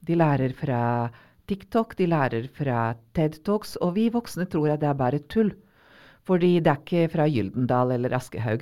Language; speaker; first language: Norwegian; non-native, fluent; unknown